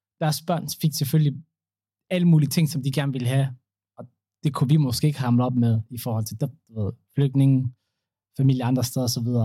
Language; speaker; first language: Danish; early bilingual, other home language; Somali